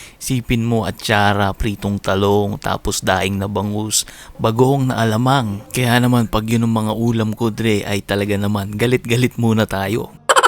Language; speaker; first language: Filipino; native; Filipino